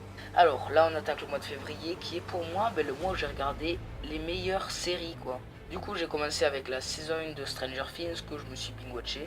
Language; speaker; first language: French; native; French